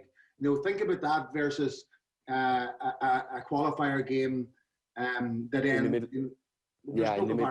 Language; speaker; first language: English; native; English